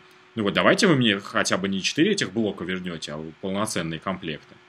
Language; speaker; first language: Russian; native; Russian